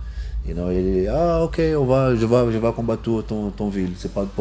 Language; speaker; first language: French; non-native, learner; Portuguese